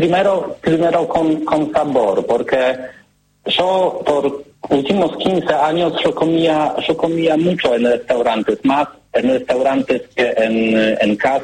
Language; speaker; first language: Spanish; non-native, learner; Polish